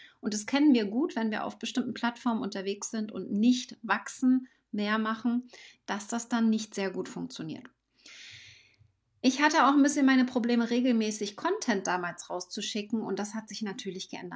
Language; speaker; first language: German; native; German